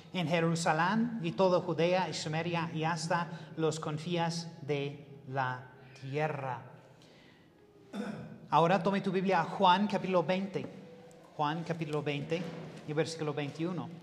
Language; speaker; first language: Spanish; non-native, learner; English